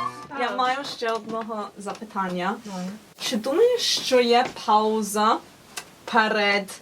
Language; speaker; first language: Ukrainian; early bilingual, heritage; English